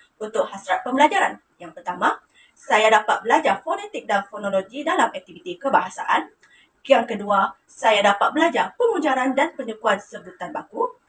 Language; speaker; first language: Malay; non-native, local second language; Iban